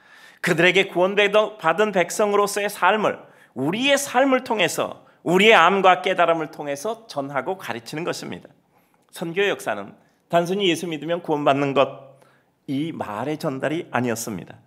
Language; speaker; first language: Korean; native; Korean